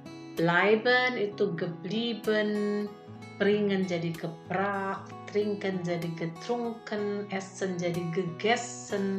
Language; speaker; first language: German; non-native, fluent; Indonesian